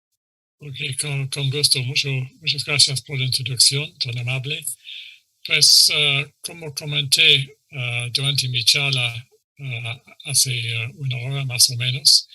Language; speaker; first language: Spanish; non-native, fluent; English